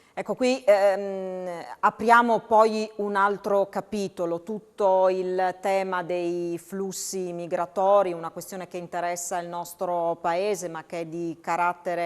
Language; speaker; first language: Italian; native; Italian